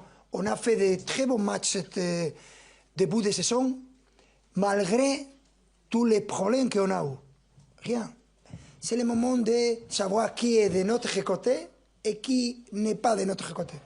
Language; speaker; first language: French; non-native, fluent; Spanish